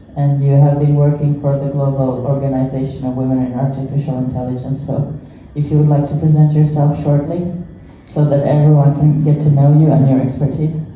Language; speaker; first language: English; non-native, fluent; Finnish